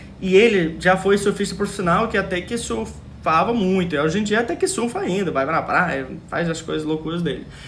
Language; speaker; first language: Portuguese; early bilingual, other home language; English